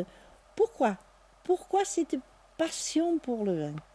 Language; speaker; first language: French; non-native, fluent; Dutch